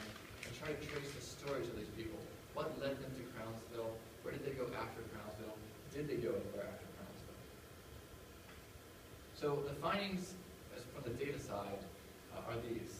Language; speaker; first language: English; native; English